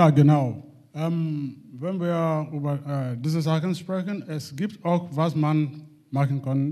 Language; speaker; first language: German; non-native, learner; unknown